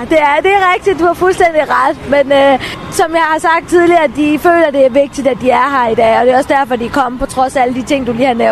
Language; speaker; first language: Danish; early bilingual, other home language; Tamil